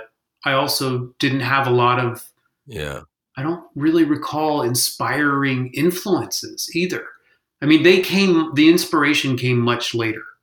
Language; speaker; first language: English; native; English